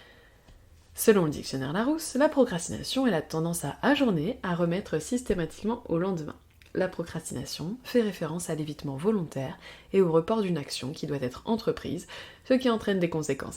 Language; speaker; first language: French; native; French